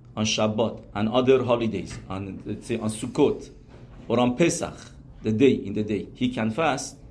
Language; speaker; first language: English; non-native, fluent; Persian